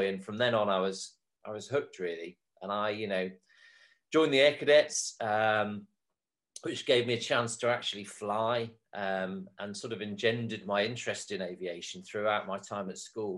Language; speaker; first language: English; native; English